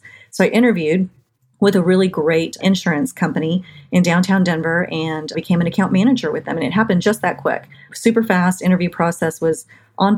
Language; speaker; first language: English; native; English